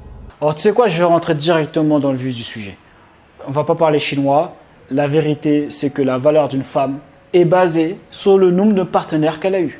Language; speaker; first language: French; native; French